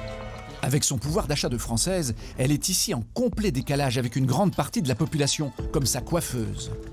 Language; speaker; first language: French; native; French